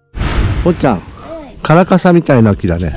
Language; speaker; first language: Japanese; native; Japanese